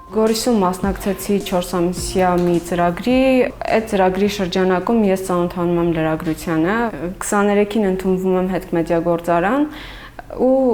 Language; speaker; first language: Armenian; native; Armenian